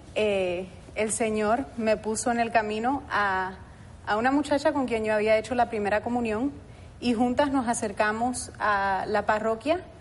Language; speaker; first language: Spanish; early bilingual, heritage; Spanish